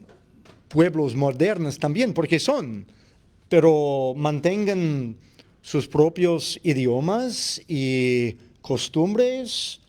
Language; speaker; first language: Spanish; non-native, fluent; English